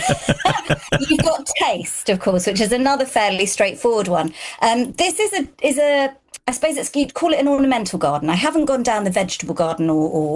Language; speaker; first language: English; non-native, local second language; Gujarati